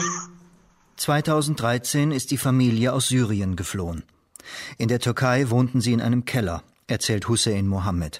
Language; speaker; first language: German; native; German